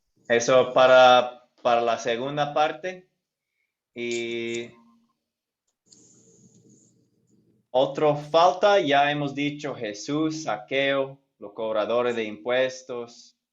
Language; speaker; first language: Spanish; non-native, fluent; English